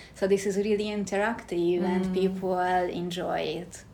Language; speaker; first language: English; non-native, fluent; Hungarian